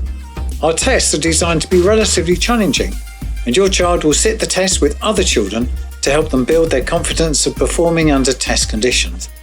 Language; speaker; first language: English; native; English